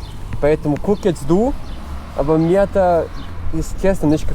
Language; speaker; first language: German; early bilingual, heritage; Russian